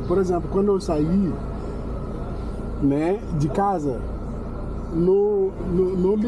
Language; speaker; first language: Portuguese; non-native, fluent; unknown